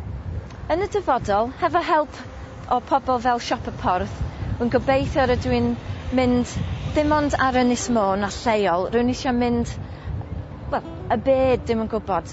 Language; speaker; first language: Welsh; non-native, local second language; English